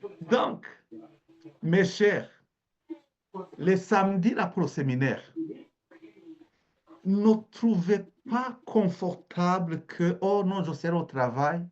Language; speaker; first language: French; native; French